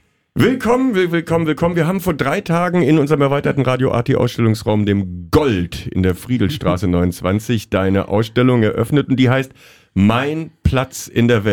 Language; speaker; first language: German; native; German